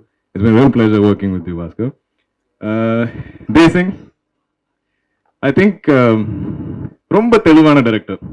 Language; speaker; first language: Tamil; non-native, local second language; Malayalam